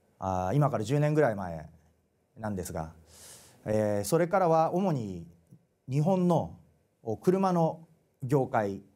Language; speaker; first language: Japanese; native; Japanese